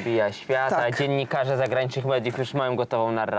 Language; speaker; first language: Polish; native; Polish